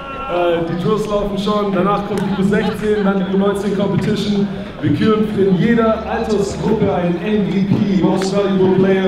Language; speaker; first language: German; native; German